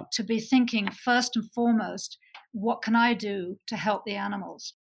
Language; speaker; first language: English; native; English